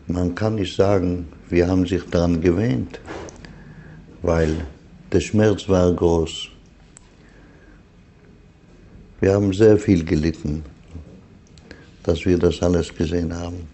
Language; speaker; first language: German; non-native, fluent; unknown